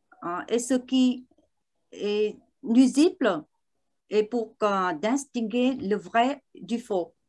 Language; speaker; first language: French; non-native, learner; Vietnamese